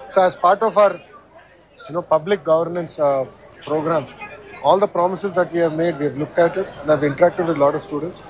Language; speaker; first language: English; non-native, local second language; Telugu